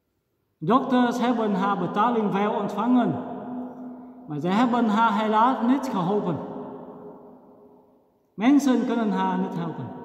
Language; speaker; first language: Dutch; non-native, fluent; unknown